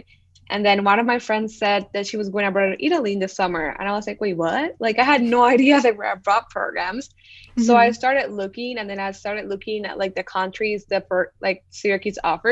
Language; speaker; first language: English; non-native, fluent; Spanish